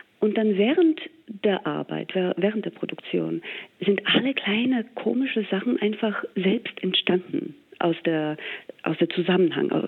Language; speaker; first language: German; non-native, fluent; English